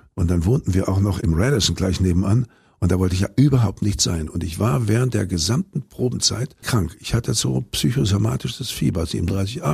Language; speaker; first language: German; native; German